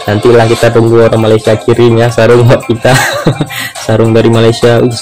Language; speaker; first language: Indonesian; native; Indonesian